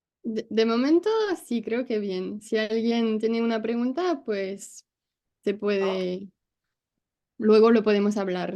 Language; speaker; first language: Spanish; non-native, fluent; French